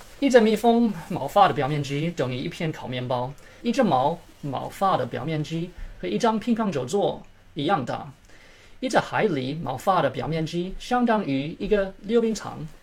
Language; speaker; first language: Chinese; early bilingual, heritage; Chinese